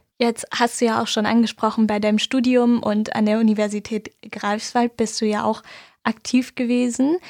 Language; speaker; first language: German; native; German